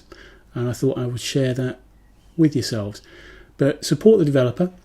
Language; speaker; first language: English; native; English